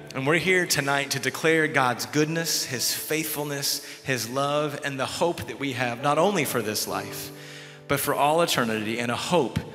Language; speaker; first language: English; native; English